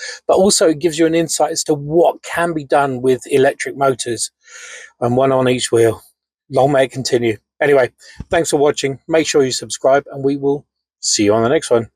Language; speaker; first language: English; native; English